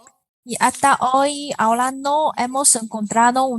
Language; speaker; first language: Spanish; non-native, fluent; Chinese